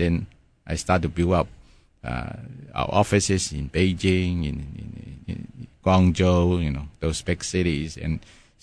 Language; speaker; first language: English; non-native, local second language; Cantonese